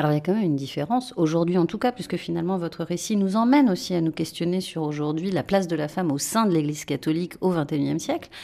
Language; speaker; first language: French; native; French